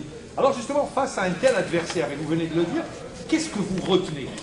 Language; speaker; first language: French; non-native, local second language; Arabic